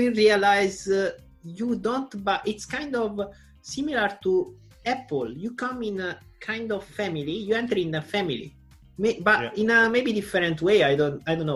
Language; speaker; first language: English; non-native, learner; Italian